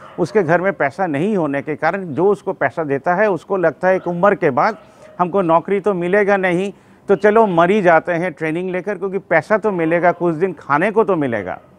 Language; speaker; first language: Hindi; non-native, local second language; Bangla